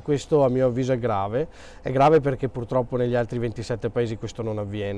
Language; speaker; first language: Italian; native; Italian